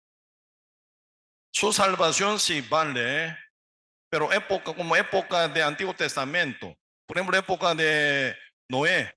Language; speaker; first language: Spanish; non-native, learner; Korean